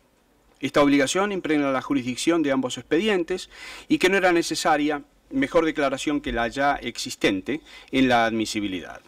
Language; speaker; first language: Spanish; native; Spanish